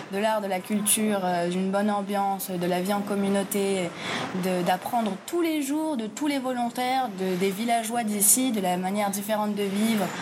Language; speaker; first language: French; native; French